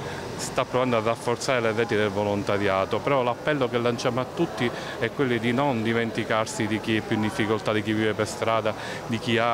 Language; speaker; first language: Italian; native; Italian